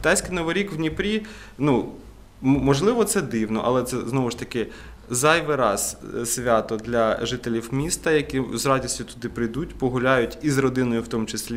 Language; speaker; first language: Ukrainian; native; Ukrainian